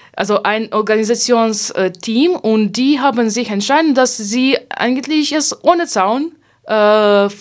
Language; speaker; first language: German; non-native, fluent; Hungarian